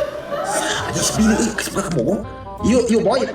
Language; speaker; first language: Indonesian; non-native, local second language; Sundanese